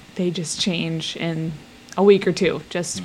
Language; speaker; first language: English; native; English